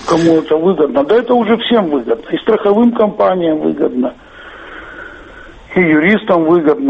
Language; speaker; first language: Russian; native; Russian